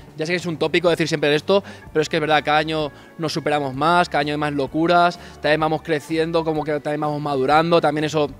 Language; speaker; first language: Spanish; native; Spanish